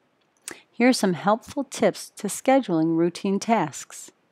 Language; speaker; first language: English; native; English